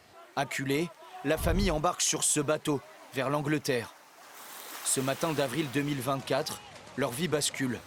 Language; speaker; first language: French; native; French